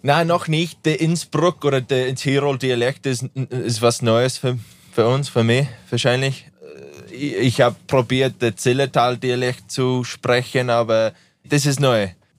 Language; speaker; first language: German; non-native, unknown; English